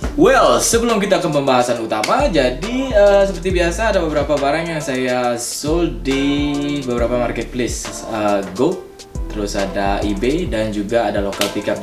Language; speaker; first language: Indonesian; native; Indonesian